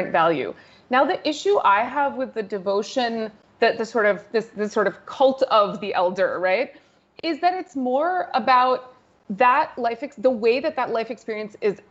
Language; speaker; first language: English; native; English